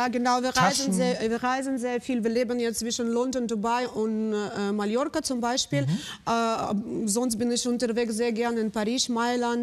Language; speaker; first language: German; non-native, fluent; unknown